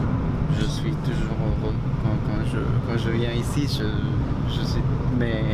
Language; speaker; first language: French; non-native, fluent; Spanish